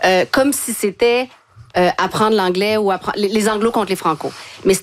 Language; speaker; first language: French; native; French